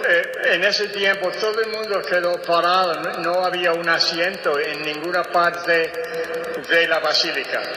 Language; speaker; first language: Spanish; non-native, fluent; English